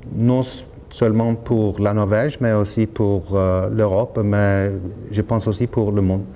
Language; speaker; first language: French; non-native, learner; Norwegian